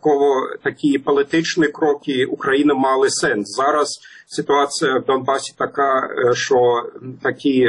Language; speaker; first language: Ukrainian; non-native, fluent; German